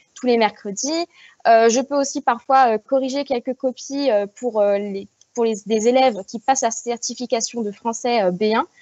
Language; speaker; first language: French; native; French